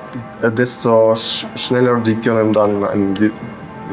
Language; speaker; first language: German; non-native, fluent; Ukrainian